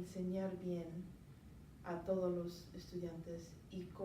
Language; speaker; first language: Spanish; non-native, learner; English